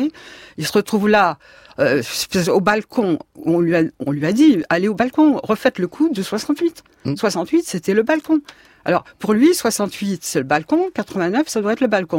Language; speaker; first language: French; native; French